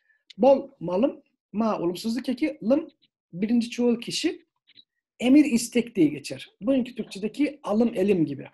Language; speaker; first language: Turkish; native; Turkish